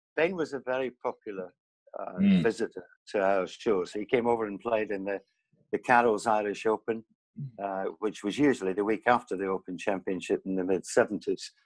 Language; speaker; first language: English; native; English